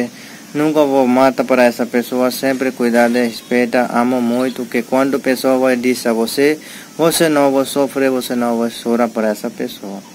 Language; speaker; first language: Portuguese; non-native, learner; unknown